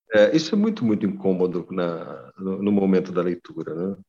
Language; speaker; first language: Portuguese; native; Portuguese